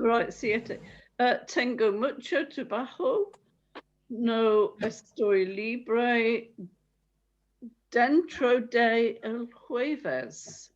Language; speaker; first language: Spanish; non-native, learner; English